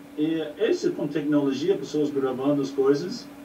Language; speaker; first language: Portuguese; non-native, learner; English